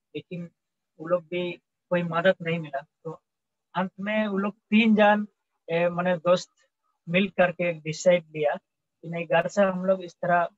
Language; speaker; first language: Hindi; native; Hindi